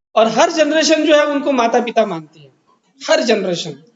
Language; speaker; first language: Hindi; non-native, local second language; Marathi